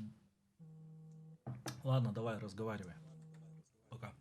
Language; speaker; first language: Russian; native; Russian